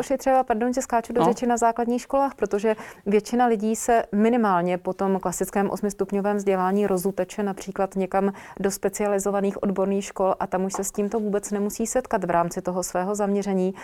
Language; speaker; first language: Czech; native; Czech